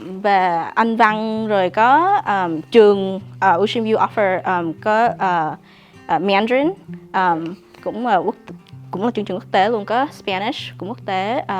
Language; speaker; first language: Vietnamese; early bilingual, heritage; Vietnamese